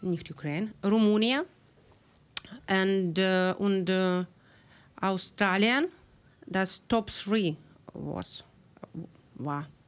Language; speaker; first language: German; non-native, learner; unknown